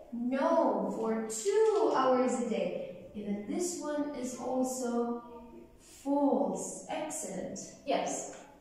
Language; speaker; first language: English; non-native, fluent; Arabic